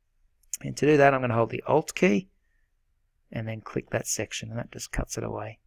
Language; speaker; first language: English; native; English